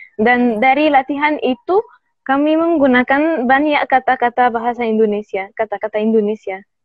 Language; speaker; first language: Indonesian; non-native, learner; Arabic